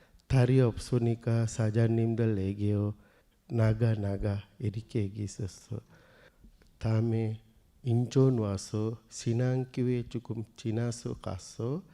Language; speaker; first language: Korean; non-native, learner; Sinhala